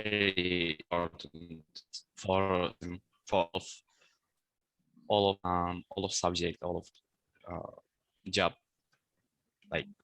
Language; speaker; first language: English; non-native, learner; Turkish